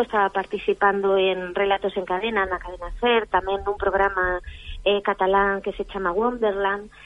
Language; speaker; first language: Galician; non-native, local second language; Spanish